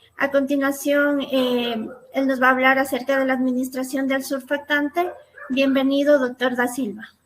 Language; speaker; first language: Spanish; native; Spanish